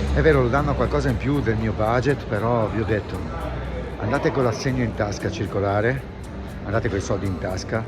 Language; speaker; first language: Italian; native; Italian